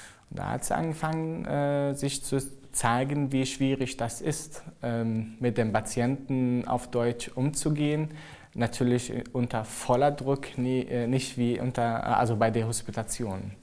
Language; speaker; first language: German; non-native, fluent; Arabic